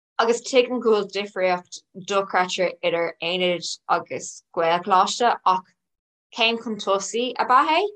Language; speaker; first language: Irish; non-native, local second language; English